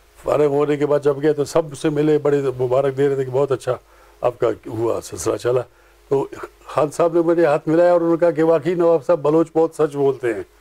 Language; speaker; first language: Urdu; non-native, local second language; Pashto